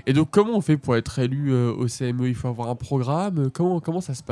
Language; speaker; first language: French; native; French